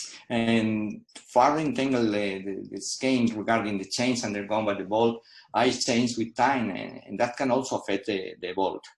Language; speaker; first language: English; non-native, fluent; Spanish